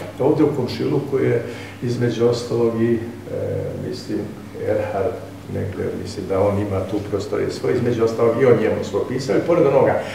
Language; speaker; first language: Serbian; non-native, local second language; Albanian